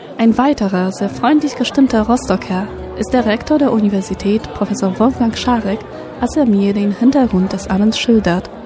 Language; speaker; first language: German; non-native, fluent; Polish